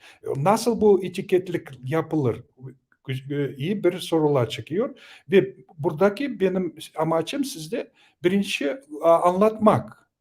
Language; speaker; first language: Turkish; non-native, learner; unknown